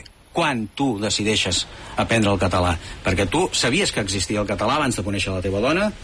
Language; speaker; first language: Catalan; native; Catalan